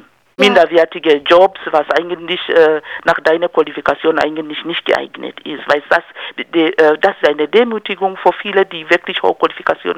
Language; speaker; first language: German; non-native, fluent; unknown